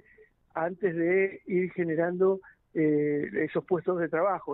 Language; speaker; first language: Spanish; native; Spanish